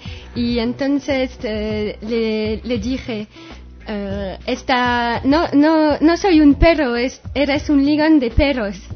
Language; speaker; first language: Spanish; non-native, learner; French